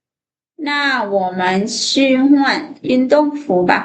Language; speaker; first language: Chinese; non-native, fluent; Lao